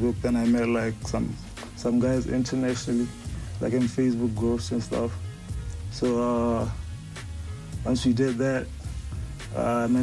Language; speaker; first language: English; non-native, local second language; Tswana